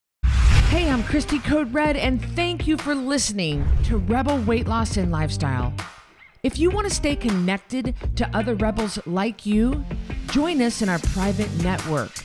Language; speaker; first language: English; native; English